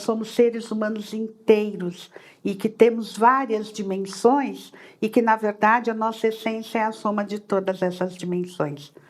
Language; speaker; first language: Portuguese; native; Portuguese